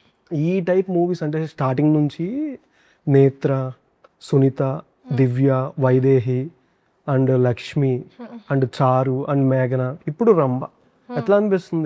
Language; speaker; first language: Telugu; native; Telugu